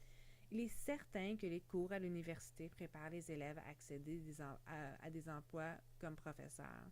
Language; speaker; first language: French; non-native, fluent; English